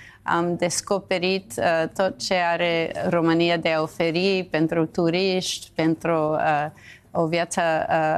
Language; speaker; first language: Romanian; non-native, fluent; English